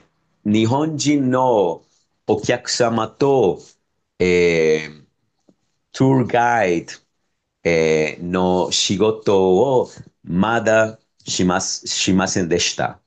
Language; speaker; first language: Japanese; non-native, learner; Spanish